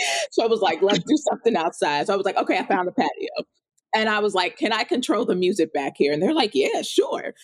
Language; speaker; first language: English; native; English